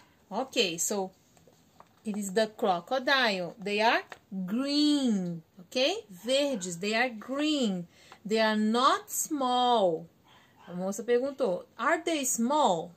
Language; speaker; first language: English; non-native, fluent; Portuguese